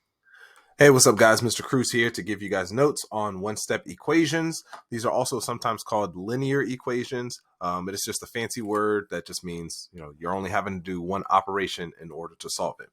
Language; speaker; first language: English; native; English